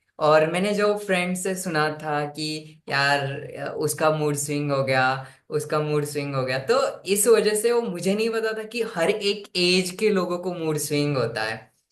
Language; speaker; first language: Hindi; non-native, local second language; Marathi